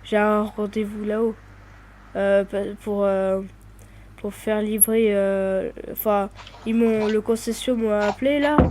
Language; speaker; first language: French; native; French